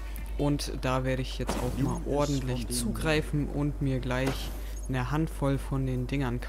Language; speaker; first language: German; native; German